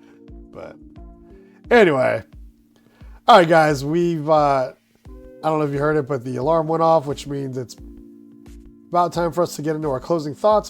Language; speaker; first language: English; native; English